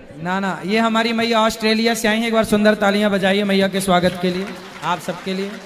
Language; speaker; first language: Hindi; native; Hindi